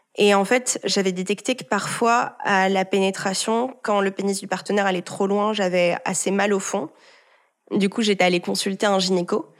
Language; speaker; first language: French; early bilingual, heritage; French